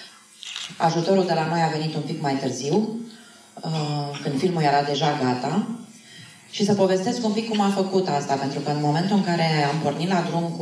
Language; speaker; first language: Romanian; native; Romanian